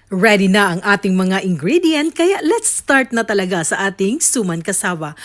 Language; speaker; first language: Filipino; non-native, local second language; Cebuano